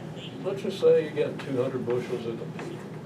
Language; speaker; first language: English; native; English